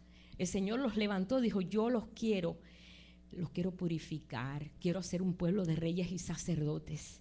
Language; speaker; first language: Spanish; native; Spanish